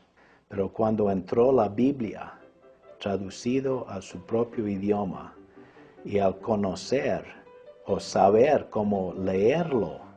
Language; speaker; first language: Spanish; early bilingual, other home language; English